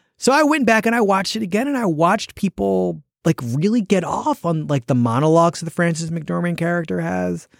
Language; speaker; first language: English; native; English